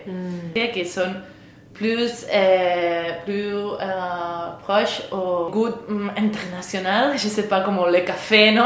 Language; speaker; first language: French; non-native, fluent; Spanish